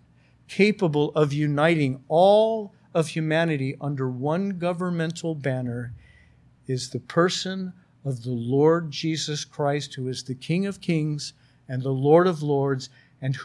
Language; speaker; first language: English; native; English